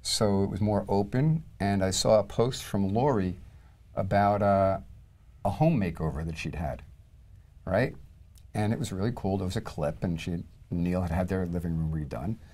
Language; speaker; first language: English; native; English